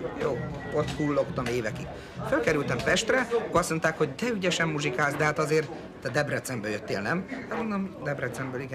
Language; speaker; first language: Hungarian; native; Hungarian